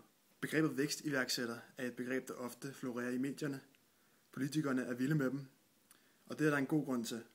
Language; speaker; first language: Danish; native; Danish